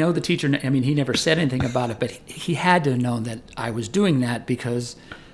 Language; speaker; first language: English; native; English